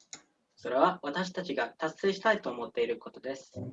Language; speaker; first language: Japanese; non-native, learner; English